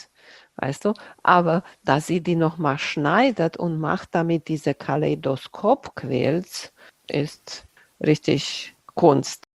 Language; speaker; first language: German; non-native, fluent; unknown